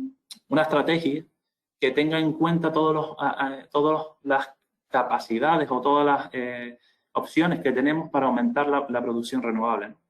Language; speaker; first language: Spanish; native; Spanish